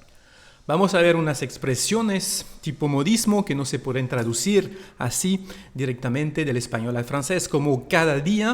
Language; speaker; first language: Spanish; non-native, fluent; French